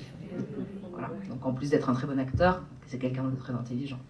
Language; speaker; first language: French; native; French